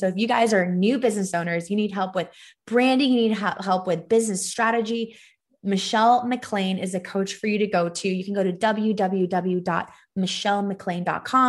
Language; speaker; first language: English; native; English